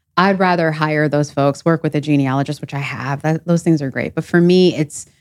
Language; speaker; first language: English; early bilingual, other home language; Krio